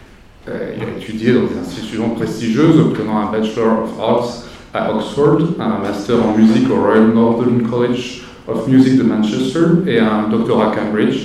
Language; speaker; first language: French; native; French